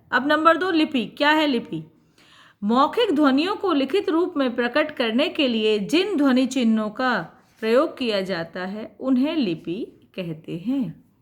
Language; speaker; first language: Hindi; native; Hindi